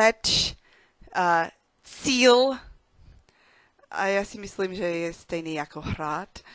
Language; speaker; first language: Czech; non-native, learner; English